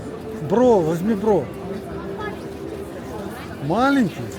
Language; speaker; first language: Russian; native; Russian